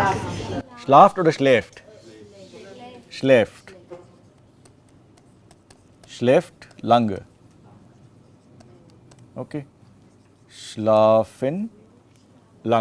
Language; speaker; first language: German; non-native, fluent; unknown